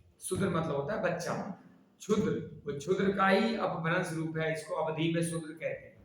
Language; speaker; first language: Hindi; native; Hindi